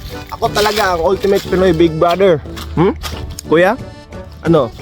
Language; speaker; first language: Filipino; non-native, local second language; Cebuano